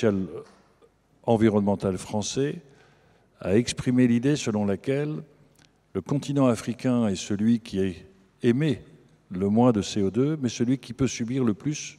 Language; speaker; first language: French; native; French